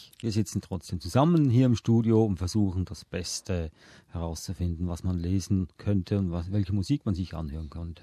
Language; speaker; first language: German; native; German